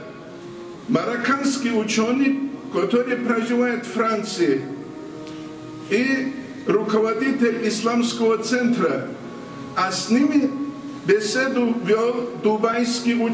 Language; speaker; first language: Russian; non-native, local second language; Avaric